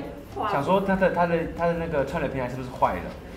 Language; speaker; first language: Chinese; native; Chinese